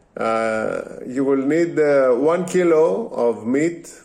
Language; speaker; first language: English; non-native, learner; Greek